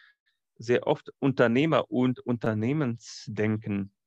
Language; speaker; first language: German; non-native, fluent; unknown